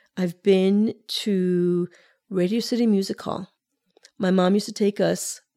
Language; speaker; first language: English; early bilingual, other home language; Spanish